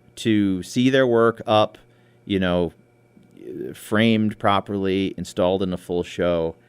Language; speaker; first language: English; native; English